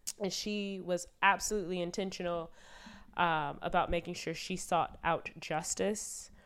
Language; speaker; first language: English; native; English